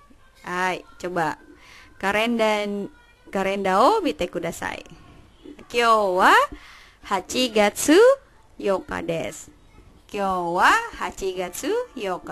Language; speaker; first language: Japanese; non-native, fluent; Indonesian